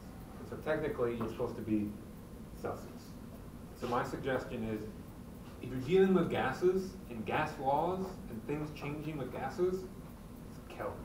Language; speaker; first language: English; native; English